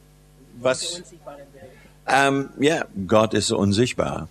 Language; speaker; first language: German; non-native, fluent; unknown